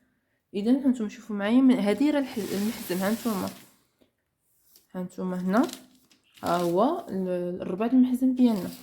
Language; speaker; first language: Arabic; native; Arabic